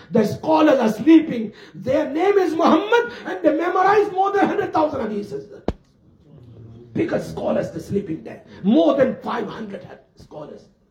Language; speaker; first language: English; non-native, local second language; Urdu